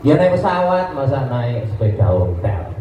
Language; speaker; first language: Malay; non-native, local second language; Javanese